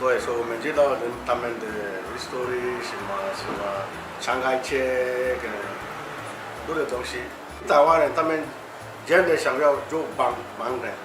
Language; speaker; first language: Chinese; non-native, learner; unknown